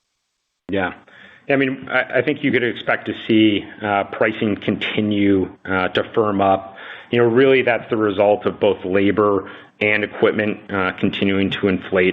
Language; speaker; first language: English; native; English